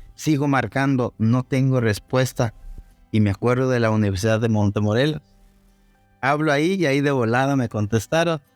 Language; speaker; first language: Spanish; non-native, local second language; Zapotec